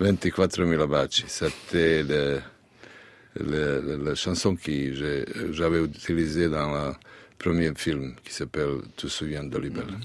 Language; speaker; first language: French; non-native, learner; Serbian